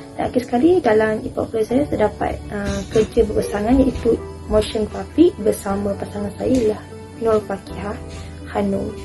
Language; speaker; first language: Malay; native; Malay